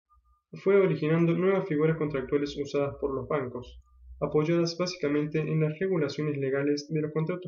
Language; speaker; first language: Spanish; native; Spanish